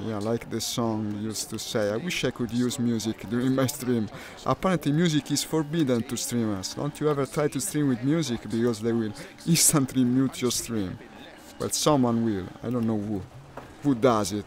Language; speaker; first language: English; non-native, fluent; Italian